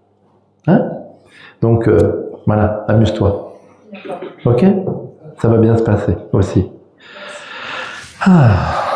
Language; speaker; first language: French; native; French